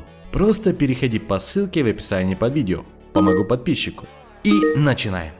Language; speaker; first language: Russian; native; Russian